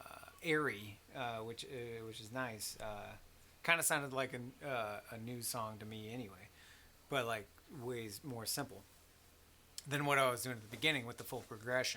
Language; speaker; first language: English; native; English